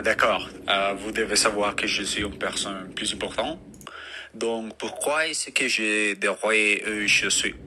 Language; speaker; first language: French; non-native, learner; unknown